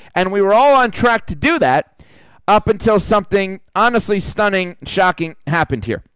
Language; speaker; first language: English; native; English